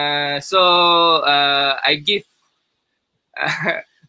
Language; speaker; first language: English; non-native, learner; Malay